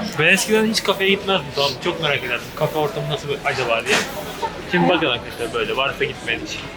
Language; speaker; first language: Turkish; native; Turkish